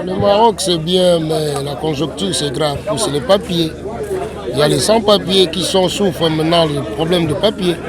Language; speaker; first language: French; non-native, local second language; Lingala